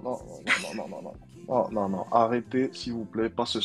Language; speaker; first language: French; native; French